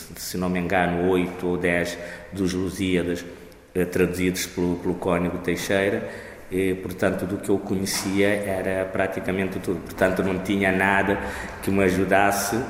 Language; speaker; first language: Portuguese; non-native, local second language; Kabuverdianu